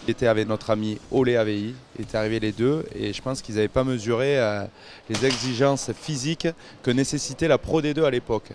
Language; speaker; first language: French; native; French